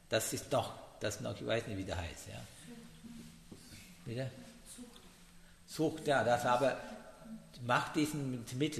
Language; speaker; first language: German; non-native, learner; Sinhala